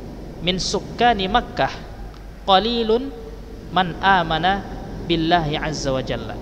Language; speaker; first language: Arabic; non-native, fluent; Indonesian